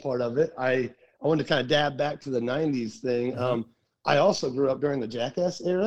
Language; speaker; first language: English; native; English